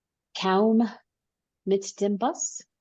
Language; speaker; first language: German; non-native, learner; English